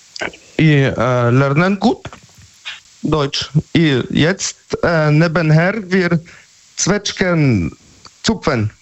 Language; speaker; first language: German; non-native, learner; Polish